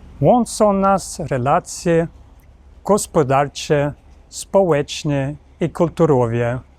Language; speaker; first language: Polish; non-native, learner; Swedish